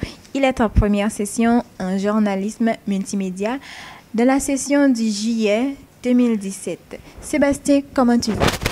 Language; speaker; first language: French; non-native, local second language; Haitian Creole